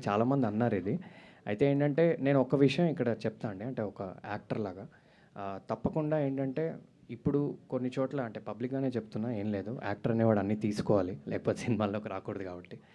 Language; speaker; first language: Telugu; native; Telugu